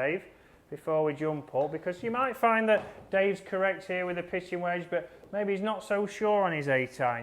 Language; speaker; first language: English; native; English